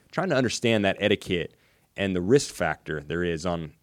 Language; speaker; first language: English; native; English